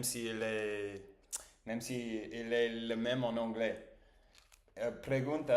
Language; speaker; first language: French; non-native, learner; English